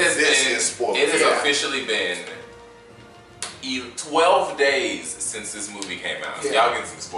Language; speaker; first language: English; native; English